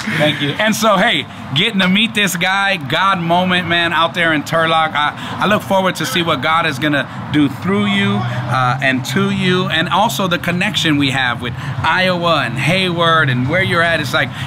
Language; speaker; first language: English; native; English